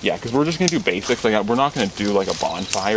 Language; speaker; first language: English; native; English